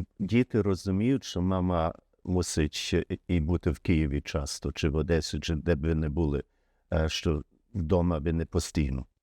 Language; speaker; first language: Ukrainian; early bilingual, heritage; Ukrainian